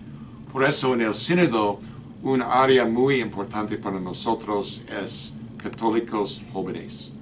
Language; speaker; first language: Spanish; non-native, fluent; English